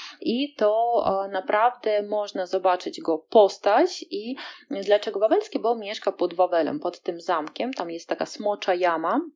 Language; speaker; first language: Polish; non-native, fluent; Russian